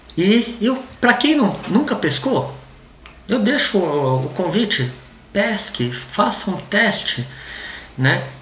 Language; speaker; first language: Portuguese; native; Portuguese